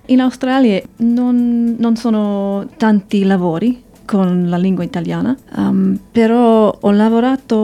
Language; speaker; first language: Italian; non-native, fluent; English